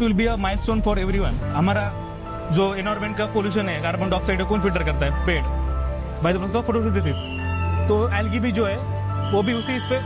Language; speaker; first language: Hindi; non-native, local second language; Marathi